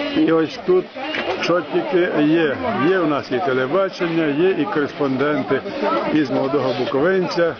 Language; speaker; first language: Ukrainian; native; Ukrainian